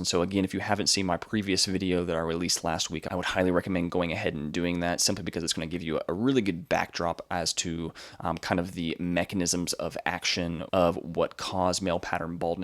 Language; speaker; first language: English; native; English